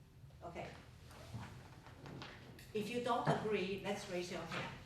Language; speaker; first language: English; non-native, fluent; Chinese